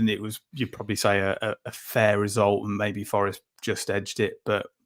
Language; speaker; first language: English; native; English